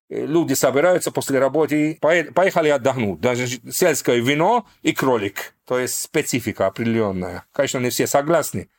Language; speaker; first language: Russian; non-native, fluent; Maltese